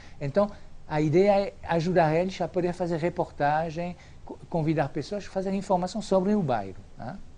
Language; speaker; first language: Portuguese; non-native, fluent; French